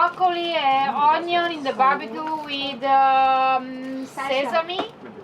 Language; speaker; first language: English; non-native, learner; Spanish